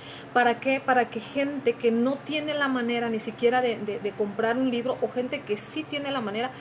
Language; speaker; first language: Spanish; native; Spanish